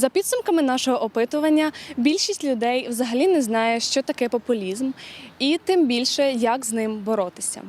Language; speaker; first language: Ukrainian; native; Ukrainian